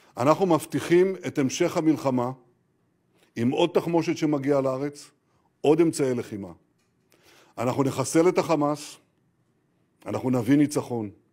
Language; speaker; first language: Hebrew; native; Hebrew